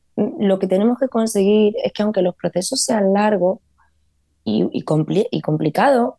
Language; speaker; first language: Spanish; native; Spanish